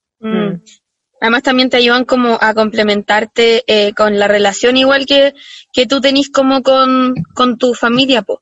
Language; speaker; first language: Spanish; native; Spanish